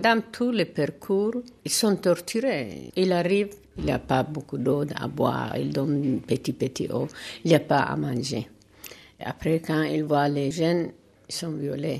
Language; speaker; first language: French; non-native, learner; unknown